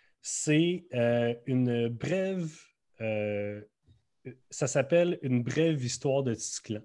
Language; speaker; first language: French; native; French